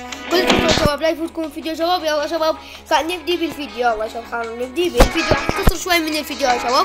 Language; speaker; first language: Arabic; native; Arabic